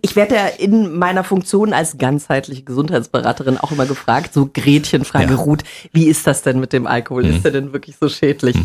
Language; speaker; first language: German; native; German